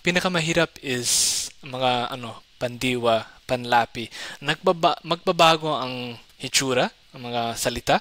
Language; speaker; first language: Filipino; non-native, fluent; Somali